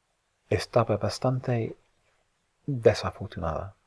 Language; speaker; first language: Spanish; non-native, fluent; English